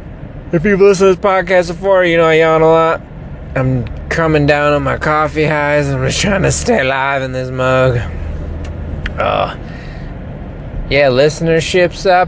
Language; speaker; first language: English; native; English